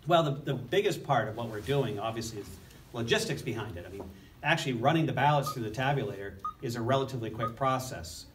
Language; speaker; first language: English; native; English